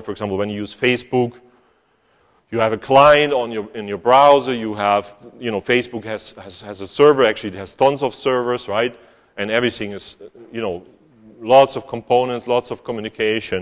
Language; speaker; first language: English; non-native, fluent; German